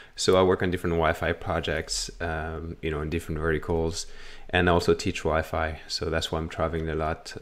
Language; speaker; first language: English; non-native, fluent; French